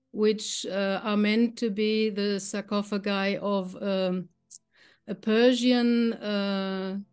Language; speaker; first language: English; non-native, fluent; German